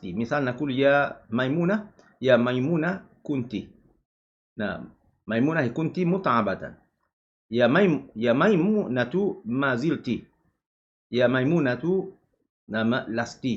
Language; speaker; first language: Arabic; non-native, fluent; Malay